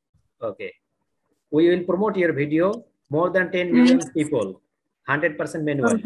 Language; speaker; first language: English; non-native, learner; Bangla